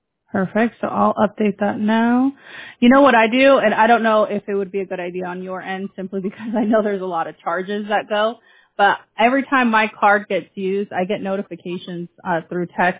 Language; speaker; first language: English; early bilingual, other home language; Spanish